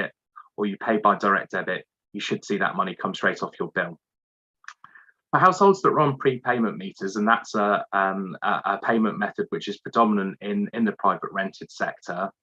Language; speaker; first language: English; native; English